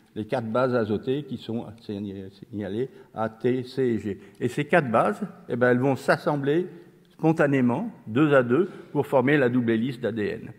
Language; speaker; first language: French; native; French